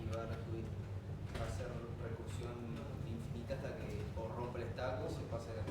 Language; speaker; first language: Spanish; native; Spanish